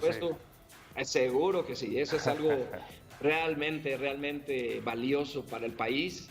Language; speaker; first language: Spanish; native; Spanish